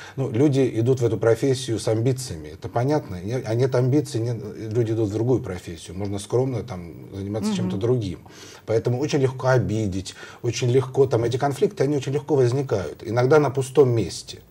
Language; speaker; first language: Russian; native; Russian